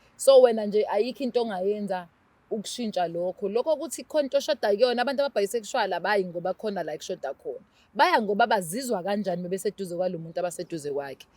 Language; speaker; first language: Zulu; native; Zulu